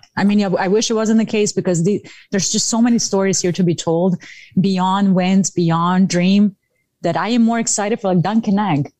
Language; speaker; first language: English; non-native, fluent; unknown